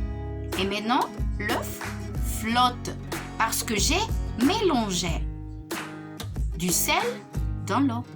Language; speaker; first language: French; non-native, fluent; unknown